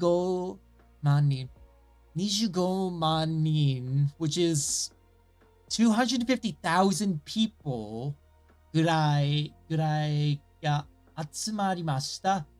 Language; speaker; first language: Japanese; non-native, learner; English